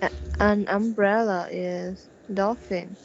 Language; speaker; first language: English; non-native, learner; Vietnamese